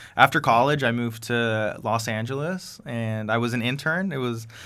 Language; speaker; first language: English; early bilingual, other home language; Spanish